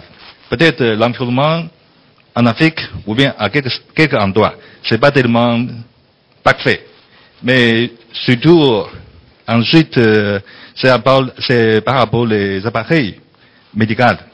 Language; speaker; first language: French; non-native, fluent; Chinese